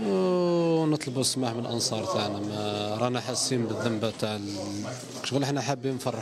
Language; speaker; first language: Arabic; native; Arabic